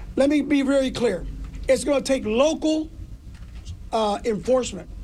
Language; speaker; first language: English; early bilingual, other home language; Spanish